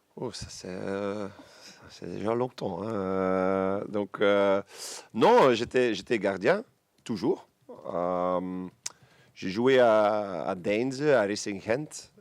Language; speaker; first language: French; non-native, local second language; Dutch